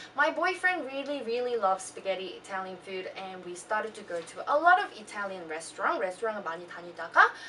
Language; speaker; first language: English; early bilingual, other home language; Korean